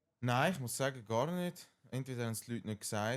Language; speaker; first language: German; native; German